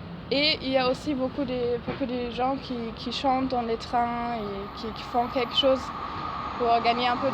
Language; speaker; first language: French; non-native, learner; German